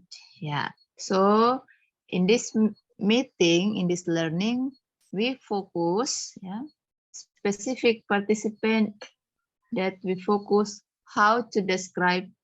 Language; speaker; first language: English; non-native, fluent; Indonesian